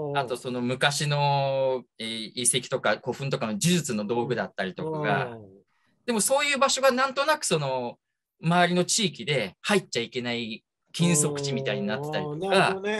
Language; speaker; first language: Japanese; native; Japanese